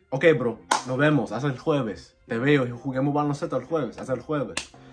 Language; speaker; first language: Spanish; non-native, fluent; English